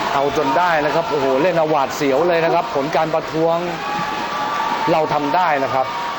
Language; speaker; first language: Thai; native; Thai